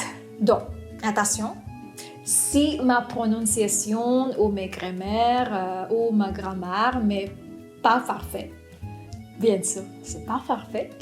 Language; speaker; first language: French; non-native, fluent; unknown